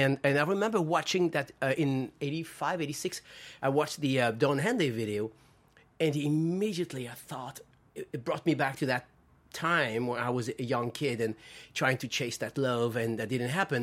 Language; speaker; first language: English; non-native, fluent; French